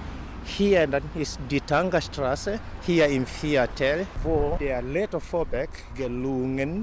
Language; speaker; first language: German; non-native, local second language; Swahili